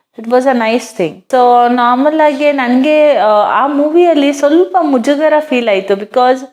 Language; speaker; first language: Kannada; non-native, fluent; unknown